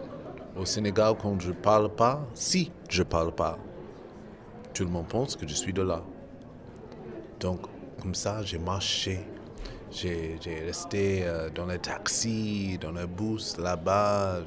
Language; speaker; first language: French; non-native, fluent; English